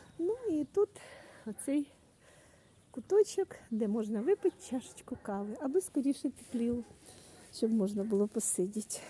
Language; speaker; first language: Ukrainian; native; Ukrainian